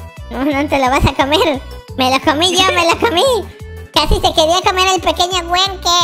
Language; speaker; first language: Spanish; native; Spanish